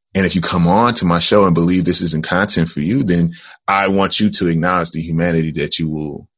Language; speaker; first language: English; native; English